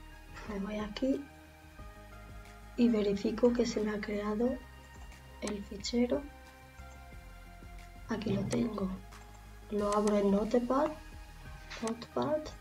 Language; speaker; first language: Spanish; native; Spanish